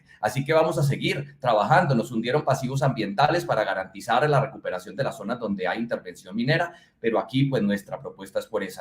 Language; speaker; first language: Spanish; native; Spanish